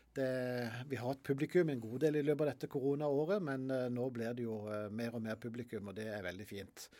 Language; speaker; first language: Norwegian; native; Norwegian